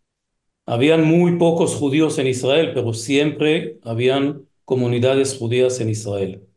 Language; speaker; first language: Spanish; non-native, fluent; Hebrew